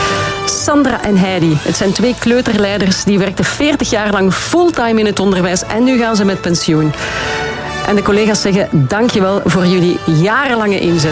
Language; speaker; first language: Dutch; native; Dutch